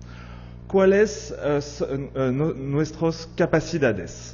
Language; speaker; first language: Spanish; non-native, fluent; French